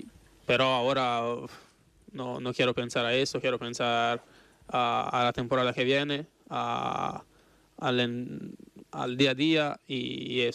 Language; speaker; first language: Spanish; non-native, fluent; Italian